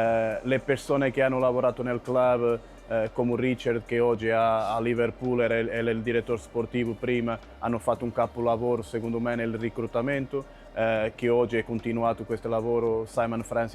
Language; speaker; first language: Italian; non-native, fluent; Portuguese